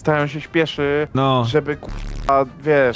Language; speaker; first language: Polish; native; Polish